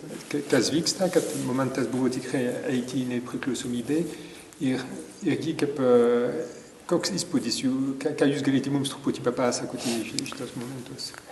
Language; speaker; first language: Lithuanian; non-native, learner; French